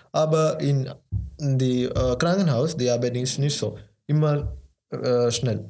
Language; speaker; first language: German; non-native, learner; Malayalam